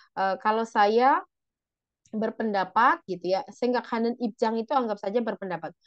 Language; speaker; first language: Indonesian; native; Indonesian